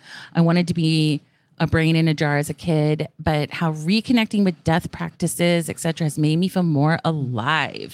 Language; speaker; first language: English; native; English